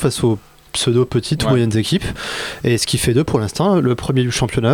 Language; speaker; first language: French; native; French